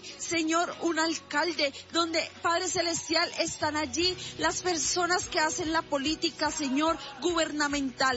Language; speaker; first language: Spanish; native; Spanish